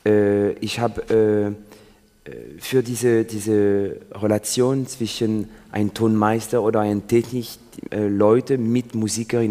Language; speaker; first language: German; non-native, learner; French